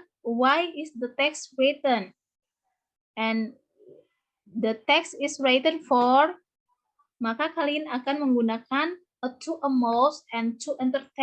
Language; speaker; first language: English; non-native, learner; Indonesian